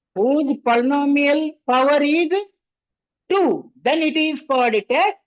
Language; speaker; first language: English; non-native, local second language; Kannada